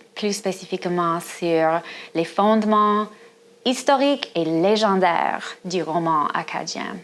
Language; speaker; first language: French; non-native, fluent; English